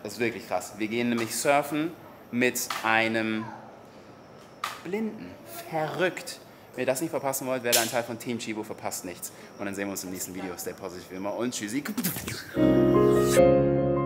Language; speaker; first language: German; native; German